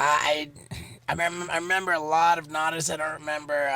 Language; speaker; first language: English; native; English